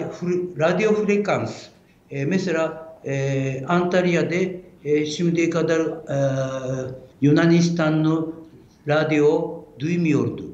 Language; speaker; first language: Turkish; non-native, fluent; Japanese